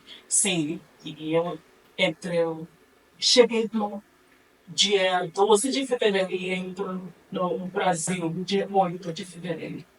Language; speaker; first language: Portuguese; non-native, learner; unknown